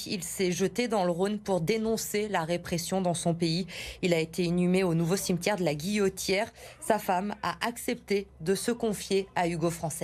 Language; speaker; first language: French; native; French